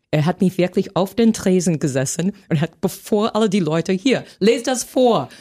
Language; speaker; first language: German; non-native, fluent; English